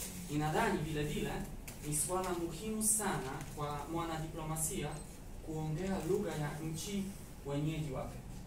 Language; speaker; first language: Swahili; non-native, fluent; Polish